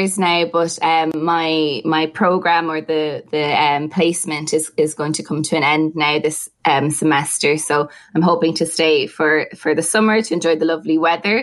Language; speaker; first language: English; native; English